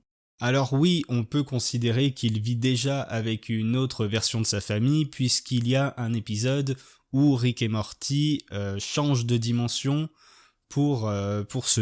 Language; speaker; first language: French; native; French